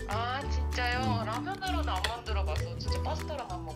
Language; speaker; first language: Korean; non-native, fluent; Japanese